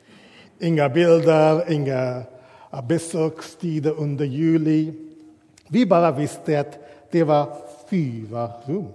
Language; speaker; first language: Swedish; non-native, fluent; English